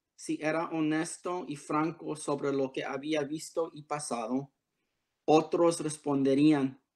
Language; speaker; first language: Spanish; early bilingual, heritage; Spanish